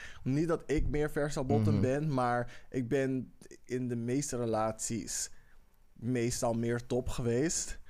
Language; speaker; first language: Dutch; native; Dutch